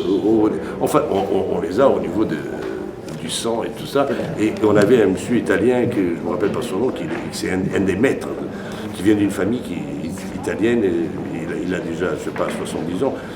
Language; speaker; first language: French; non-native, fluent; Portuguese